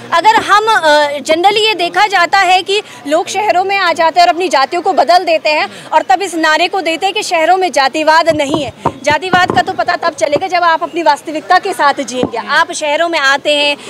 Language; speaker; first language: Hindi; native; Hindi